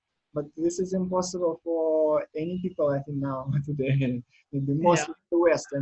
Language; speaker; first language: English; non-native, learner; Russian